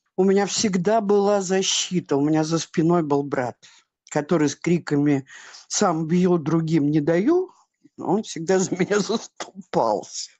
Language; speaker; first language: Russian; native; Russian